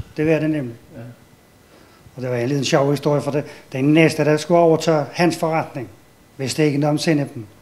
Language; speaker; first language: Danish; native; Danish